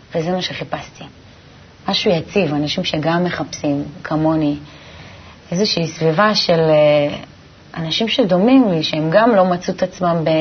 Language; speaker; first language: Hebrew; native; Hebrew